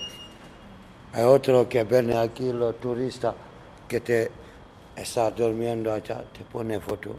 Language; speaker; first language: Spanish; non-native, learner; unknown